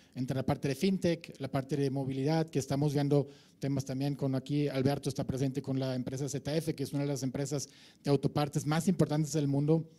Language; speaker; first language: Spanish; non-native, fluent; German